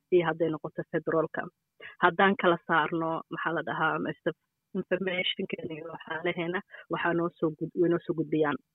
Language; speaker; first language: Somali; early bilingual, heritage; Somali